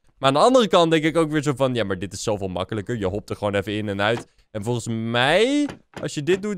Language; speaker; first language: Dutch; native; Dutch